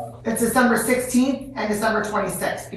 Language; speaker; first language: English; native; English